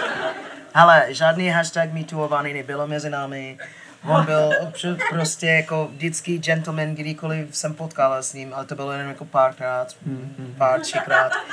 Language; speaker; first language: Czech; non-native, fluent; English